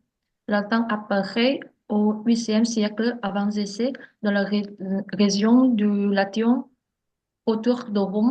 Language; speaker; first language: French; non-native, learner; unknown